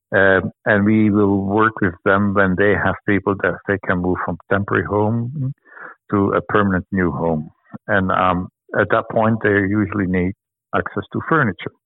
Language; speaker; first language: English; non-native, fluent; Dutch